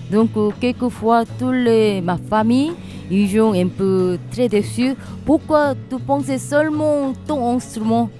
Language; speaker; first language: French; non-native, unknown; Korean